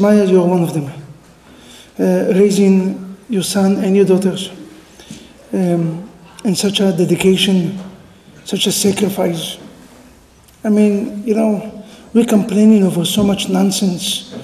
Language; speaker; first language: English; non-native, fluent; Hebrew